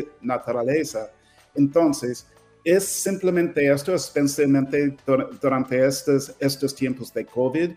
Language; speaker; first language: Spanish; non-native, fluent; English